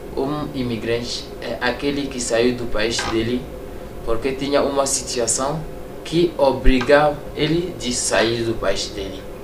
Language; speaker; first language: Portuguese; non-native, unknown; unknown